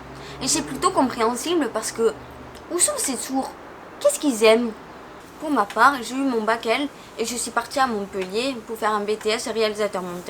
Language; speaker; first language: French; native; French